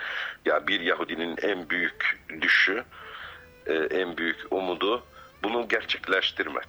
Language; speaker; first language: Turkish; non-native, fluent; Arabic